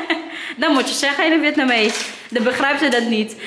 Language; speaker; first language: Dutch; non-native, learner; Waray